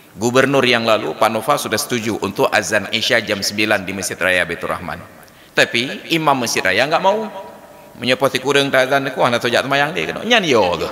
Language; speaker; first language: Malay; non-native, local second language; Achinese